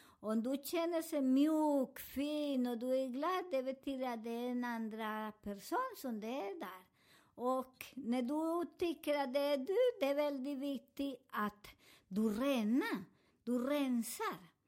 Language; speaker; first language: Swedish; non-native, fluent; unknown